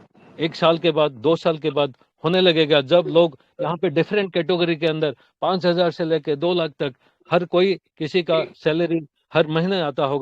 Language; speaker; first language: Hindi; non-native, local second language; Odia